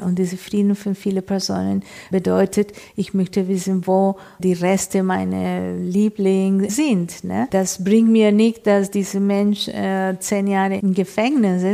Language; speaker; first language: German; non-native, fluent; Spanish